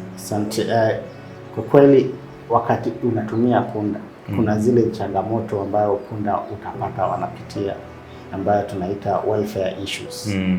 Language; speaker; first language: Swahili; non-native, local second language; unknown